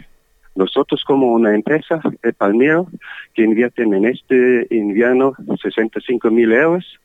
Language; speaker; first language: Spanish; non-native, learner; German